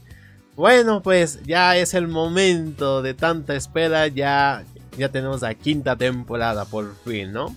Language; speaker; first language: Spanish; native; Spanish